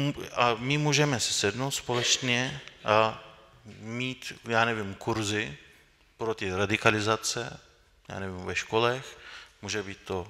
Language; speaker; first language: Czech; non-native, fluent; Turkish